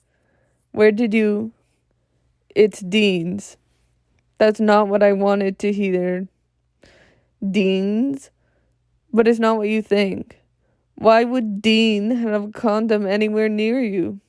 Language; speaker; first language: English; native; English